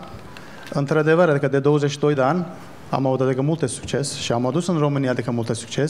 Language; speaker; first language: Romanian; non-native, learner; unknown